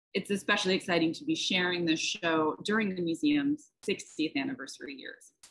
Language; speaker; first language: English; native; English